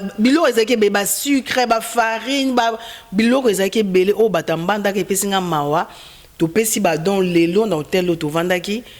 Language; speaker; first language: Lingala; native; Lingala